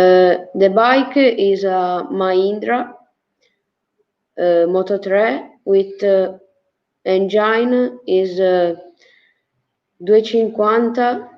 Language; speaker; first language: English; non-native, learner; Italian